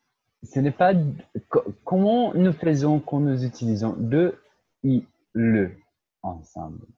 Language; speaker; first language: French; non-native, fluent; Portuguese